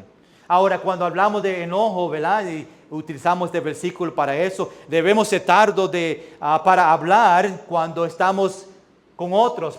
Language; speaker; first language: Spanish; early bilingual, heritage; English